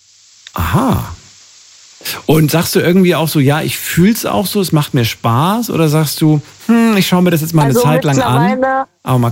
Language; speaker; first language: German; native; German